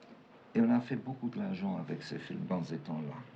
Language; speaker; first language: French; non-native, fluent; German